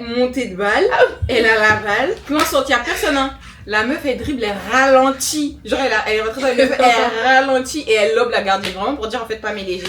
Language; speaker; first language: French; native; French